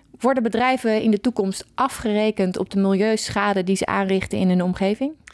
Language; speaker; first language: Dutch; native; Dutch